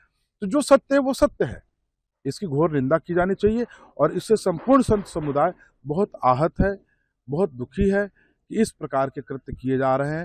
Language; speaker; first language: Hindi; native; Hindi